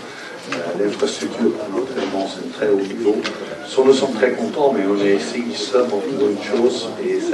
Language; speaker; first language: French; non-native, fluent; Dutch